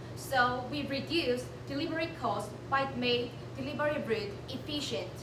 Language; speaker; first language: English; non-native, learner; Korean